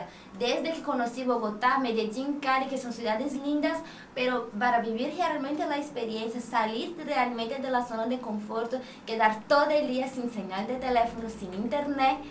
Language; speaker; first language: Spanish; non-native, fluent; Portuguese